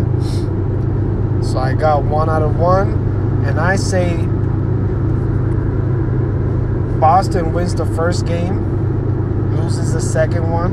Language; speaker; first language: English; non-native, fluent; Spanish